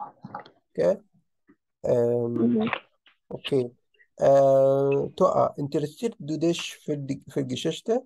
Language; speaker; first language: German; non-native, learner; Arabic